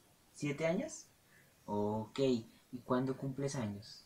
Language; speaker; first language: Spanish; native; Spanish